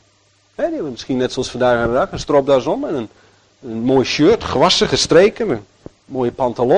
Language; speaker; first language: Dutch; native; Dutch